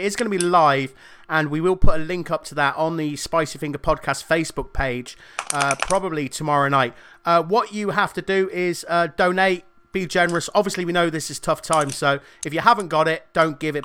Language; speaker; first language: English; native; English